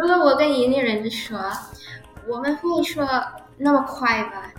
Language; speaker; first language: Chinese; early bilingual, heritage; Indonesian